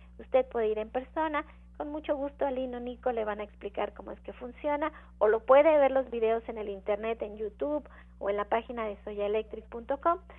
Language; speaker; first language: Spanish; native; Spanish